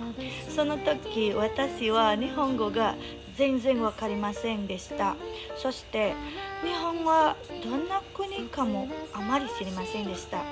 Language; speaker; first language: Japanese; non-native, learner; Indonesian